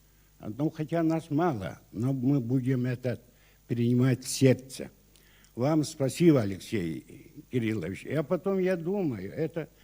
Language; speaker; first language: Russian; non-native, local second language; Yakut